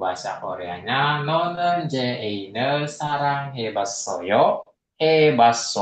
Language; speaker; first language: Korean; non-native, fluent; Indonesian